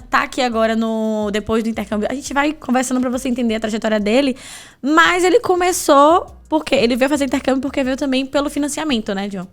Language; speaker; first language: Portuguese; native; Portuguese